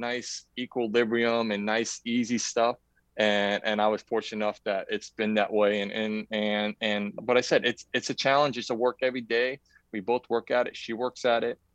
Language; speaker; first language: English; native; English